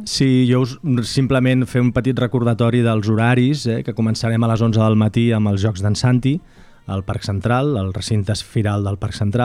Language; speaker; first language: Catalan; native; Catalan